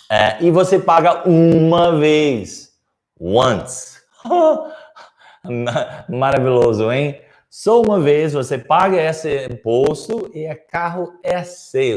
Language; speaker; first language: Portuguese; non-native, fluent; English